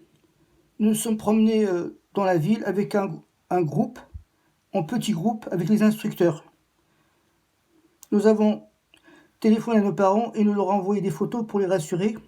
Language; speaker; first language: French; non-native, local second language; Arabic